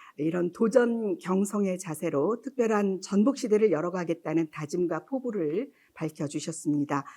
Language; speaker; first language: Korean; native; Korean